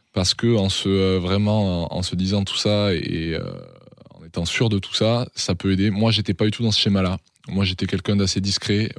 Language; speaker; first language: French; native; French